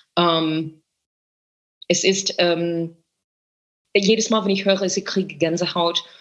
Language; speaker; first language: German; non-native, fluent; English